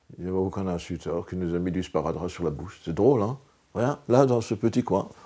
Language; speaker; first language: French; non-native, local second language; Swiss German